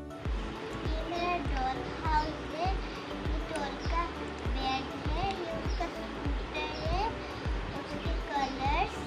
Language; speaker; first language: Hindi; native; Hindi